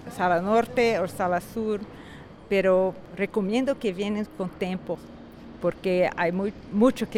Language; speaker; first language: Spanish; non-native, fluent; Portuguese